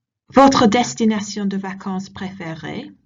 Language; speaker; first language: French; non-native, learner; English